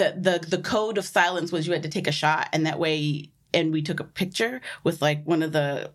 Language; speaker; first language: English; native; English